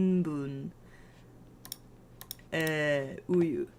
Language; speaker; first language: Korean; non-native, learner; English